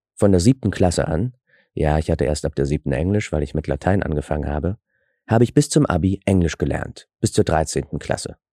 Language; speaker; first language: German; early bilingual, other home language; Russian